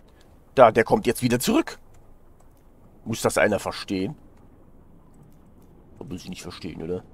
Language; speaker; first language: German; native; German